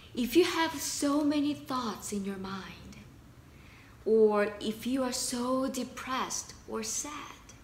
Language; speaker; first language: English; non-native, fluent; Korean